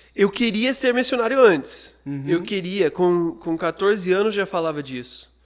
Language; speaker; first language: Portuguese; non-native, fluent; English